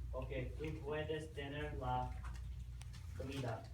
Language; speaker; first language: Spanish; non-native, learner; English